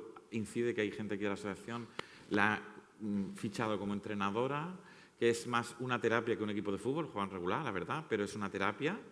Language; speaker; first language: Spanish; native; Spanish